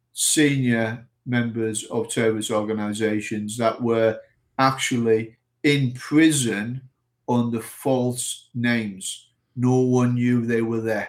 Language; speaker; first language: English; native; English